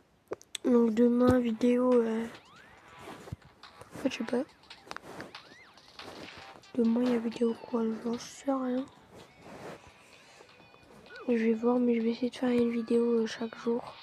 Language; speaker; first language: French; native; French